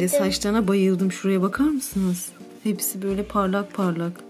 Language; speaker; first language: Turkish; native; Turkish